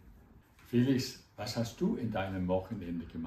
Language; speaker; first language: German; non-native, fluent; Danish